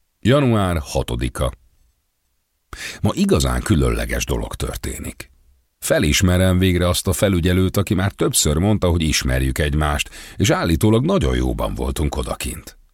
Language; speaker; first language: Hungarian; native; Hungarian